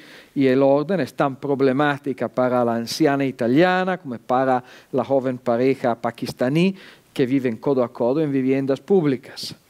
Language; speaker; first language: Spanish; non-native, fluent; Italian